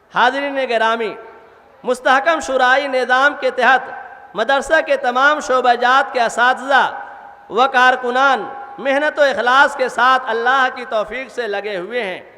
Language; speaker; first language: Urdu; native; Urdu